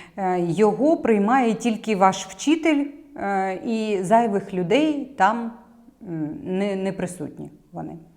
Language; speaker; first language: Ukrainian; non-native, local second language; Russian